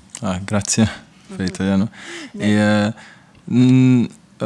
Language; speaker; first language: Italian; non-native, learner; French